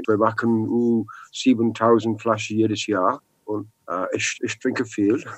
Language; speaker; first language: German; non-native, learner; English